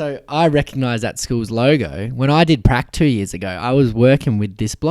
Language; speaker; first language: English; native; English